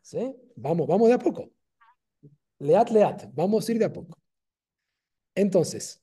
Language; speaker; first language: Spanish; native; Spanish